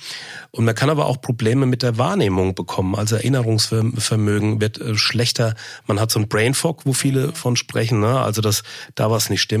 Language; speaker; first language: German; native; German